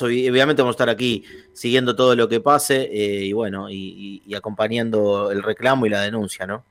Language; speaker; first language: Spanish; native; Spanish